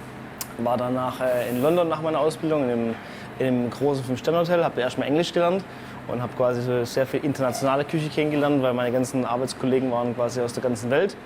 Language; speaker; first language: German; native; German